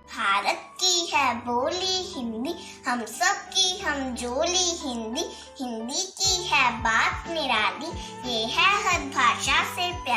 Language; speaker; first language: Hindi; native; Hindi